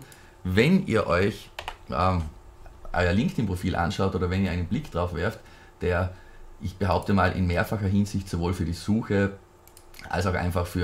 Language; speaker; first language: German; native; German